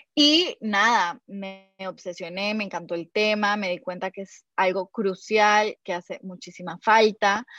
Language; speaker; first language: Spanish; native; Spanish